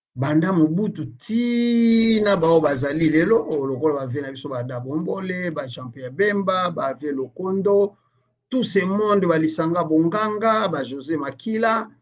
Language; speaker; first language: Lingala; native; Lingala